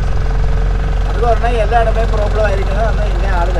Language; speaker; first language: Tamil; non-native, local second language; Malayalam